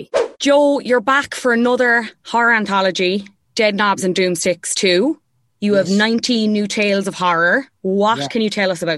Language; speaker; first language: English; native; English